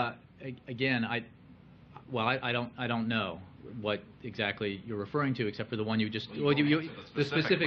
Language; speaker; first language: English; native; English